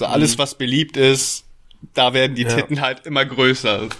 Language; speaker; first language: German; native; German